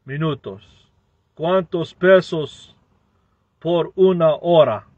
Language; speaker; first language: Spanish; non-native, learner; English